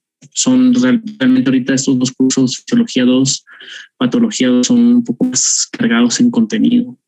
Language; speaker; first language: Spanish; native; Spanish